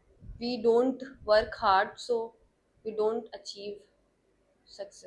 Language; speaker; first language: English; non-native, learner; Hindi